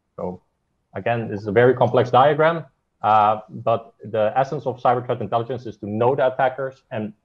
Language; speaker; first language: English; non-native, fluent; Dutch